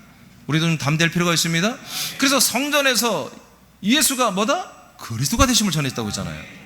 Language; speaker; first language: Korean; native; Korean